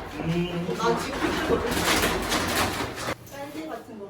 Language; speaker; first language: Korean; non-native, fluent; Japanese